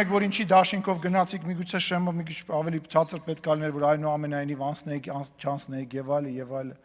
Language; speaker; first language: Armenian; native; Armenian